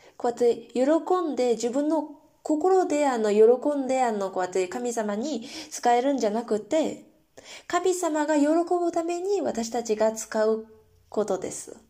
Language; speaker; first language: Japanese; non-native, fluent; Korean